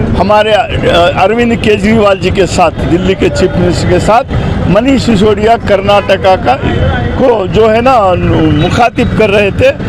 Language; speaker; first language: Hindi; non-native, local second language; Urdu